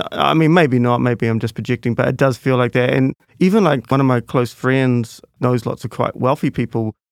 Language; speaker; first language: English; native; English